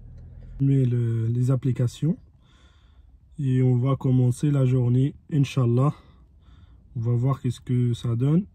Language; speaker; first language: French; non-native, fluent; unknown